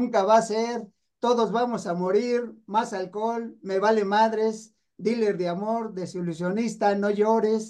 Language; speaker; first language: Spanish; native; Spanish